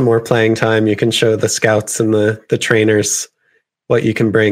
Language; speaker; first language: English; native; English